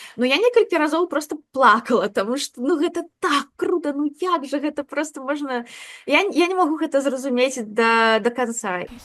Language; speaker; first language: Belarusian; non-native, local second language; Russian